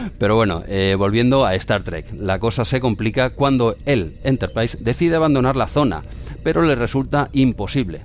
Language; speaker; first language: Spanish; native; Spanish